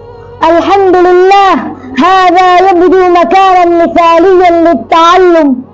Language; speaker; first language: Arabic; non-native, learner; Urdu